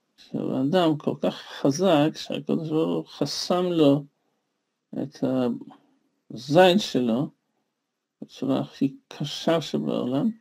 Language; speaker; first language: Hebrew; non-native, fluent; Russian